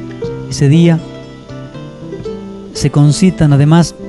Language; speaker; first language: Spanish; native; Spanish